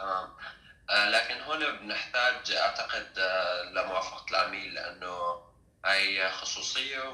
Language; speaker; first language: Arabic; native; Arabic